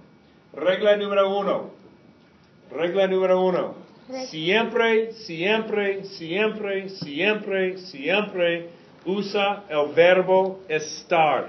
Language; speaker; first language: Spanish; non-native, fluent; English